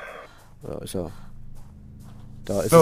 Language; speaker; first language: German; native; German